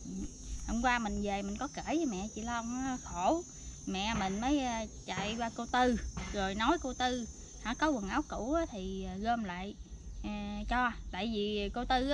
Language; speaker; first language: Vietnamese; native; Vietnamese